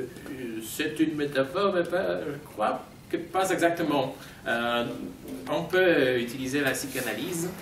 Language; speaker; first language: French; non-native, fluent; Polish